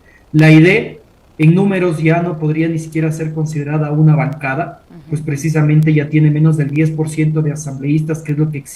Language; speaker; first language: Spanish; native; Spanish